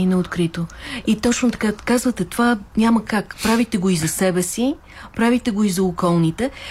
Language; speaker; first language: Bulgarian; native; Bulgarian